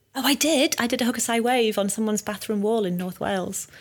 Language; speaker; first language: English; native; English